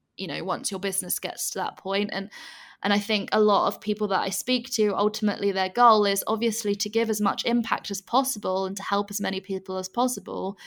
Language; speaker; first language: English; native; English